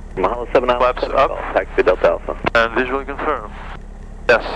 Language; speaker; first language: English; non-native, fluent; French